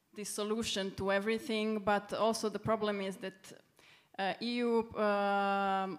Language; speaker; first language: English; non-native, fluent; Serbian